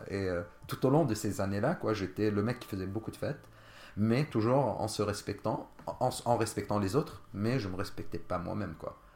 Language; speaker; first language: French; non-native, local second language; Arabic